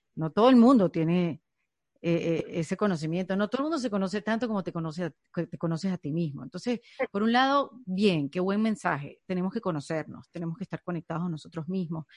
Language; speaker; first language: Spanish; native; Spanish